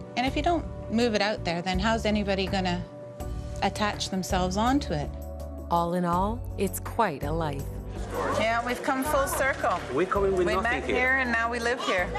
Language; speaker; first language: English; native; English